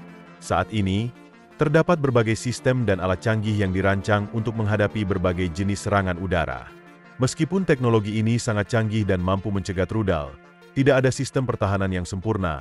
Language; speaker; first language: Indonesian; native; Indonesian